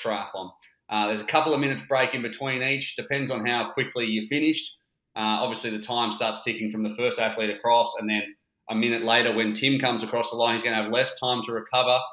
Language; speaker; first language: English; native; English